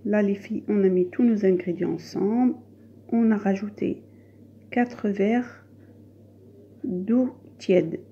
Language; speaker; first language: French; non-native, local second language; Arabic